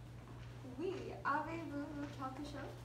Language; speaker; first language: French; non-native, learner; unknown